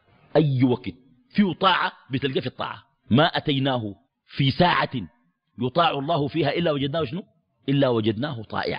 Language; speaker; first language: Arabic; native; Arabic